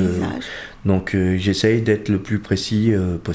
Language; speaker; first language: French; early bilingual, other home language; Portuguese